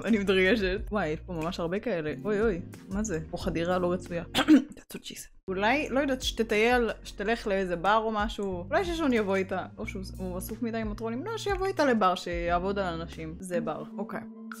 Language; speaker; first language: Hebrew; native; Hebrew